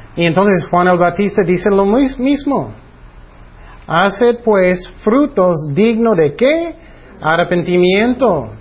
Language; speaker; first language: Spanish; non-native, fluent; English